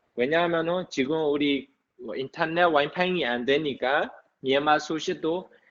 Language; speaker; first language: Korean; non-native, fluent; Burmese